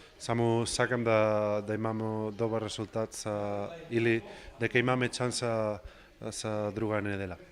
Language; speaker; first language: Macedonian; non-native, learner; Spanish